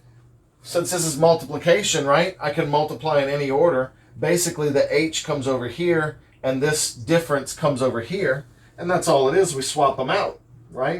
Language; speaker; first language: English; native; English